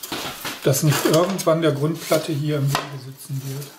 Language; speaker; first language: German; native; German